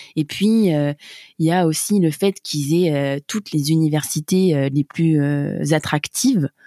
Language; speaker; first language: French; native; French